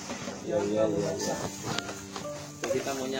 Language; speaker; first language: Indonesian; native; Indonesian